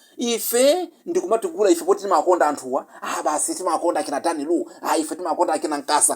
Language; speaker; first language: Nyanja; non-native, local second language; Yao